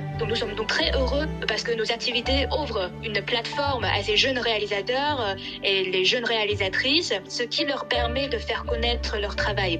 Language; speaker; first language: French; non-native, fluent; Chinese